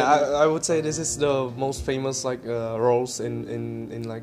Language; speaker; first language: English; non-native, fluent; Vietnamese